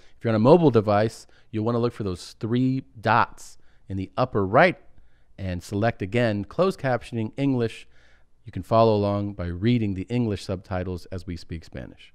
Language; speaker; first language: English; early bilingual, other home language; Spanish